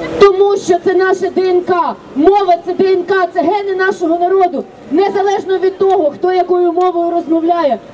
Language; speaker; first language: Ukrainian; non-native, local second language; Russian